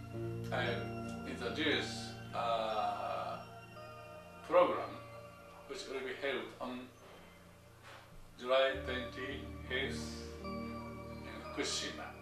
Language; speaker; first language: English; non-native, learner; Japanese